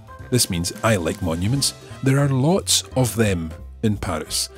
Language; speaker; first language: English; native; English